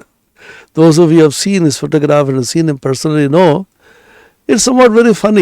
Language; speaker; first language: English; non-native, local second language; Bangla